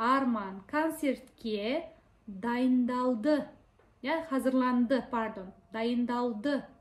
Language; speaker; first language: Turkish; non-native, fluent; Kazakh